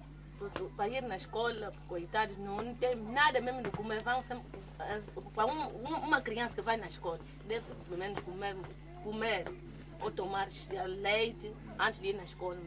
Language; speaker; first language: Portuguese; non-native, local second language; Kongo